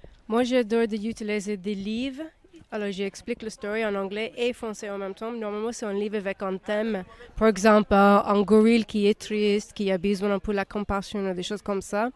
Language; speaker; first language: French; non-native, fluent; English